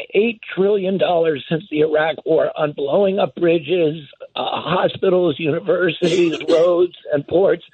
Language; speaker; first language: English; native; English